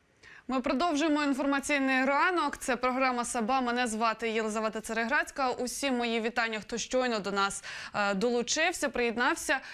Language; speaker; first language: Ukrainian; native; Ukrainian